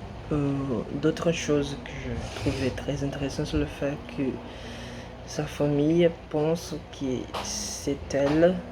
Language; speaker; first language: French; non-native, learner; Portuguese